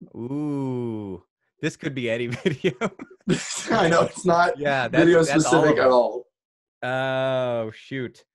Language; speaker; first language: English; native; English